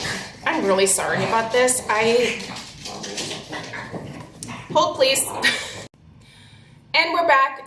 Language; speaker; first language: English; native; English